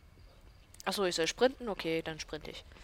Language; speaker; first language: German; native; German